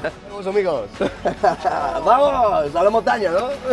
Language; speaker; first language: Spanish; non-native, learner; English